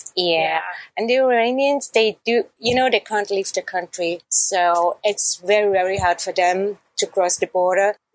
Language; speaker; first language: English; non-native, fluent; German